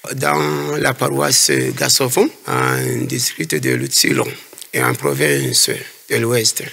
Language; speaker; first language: French; non-native, local second language; Kinyarwanda